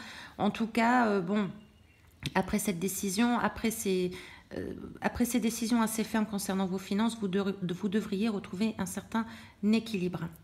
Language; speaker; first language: French; native; French